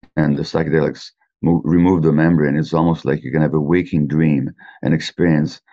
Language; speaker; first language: English; native; English